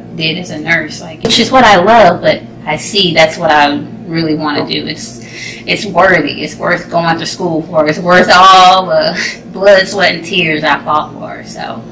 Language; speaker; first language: English; native; English